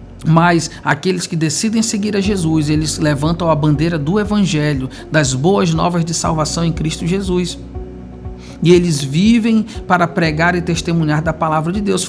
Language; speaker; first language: Portuguese; native; Portuguese